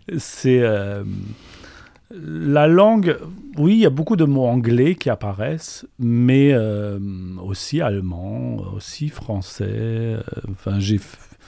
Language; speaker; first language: French; non-native, local second language; Polish